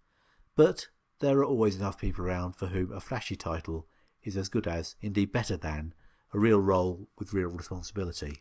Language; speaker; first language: English; native; English